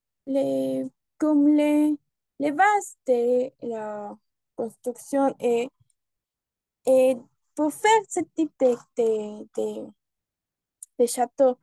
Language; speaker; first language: French; non-native, learner; Spanish